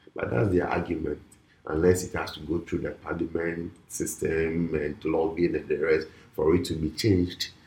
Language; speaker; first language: English; non-native, local second language; Ewe